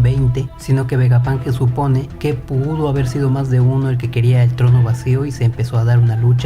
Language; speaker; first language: Spanish; native; Spanish